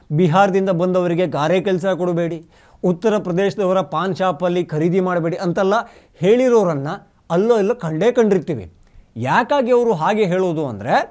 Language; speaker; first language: Kannada; native; Kannada